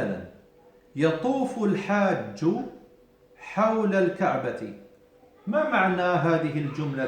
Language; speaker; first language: Arabic; non-native, fluent; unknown